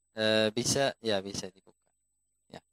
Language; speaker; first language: Indonesian; non-native, fluent; Turkish